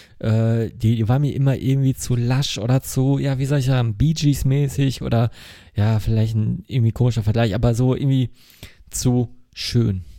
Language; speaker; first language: German; native; German